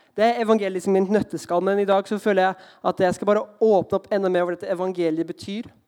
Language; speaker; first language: Norwegian; early bilingual, heritage; Norwegian